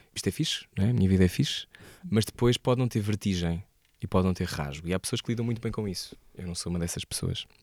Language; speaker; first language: Portuguese; native; Portuguese